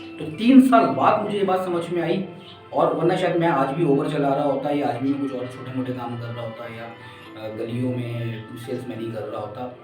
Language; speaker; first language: Hindi; native; Hindi